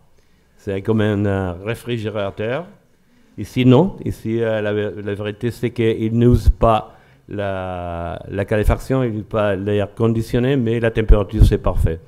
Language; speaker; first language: French; non-native, learner; Spanish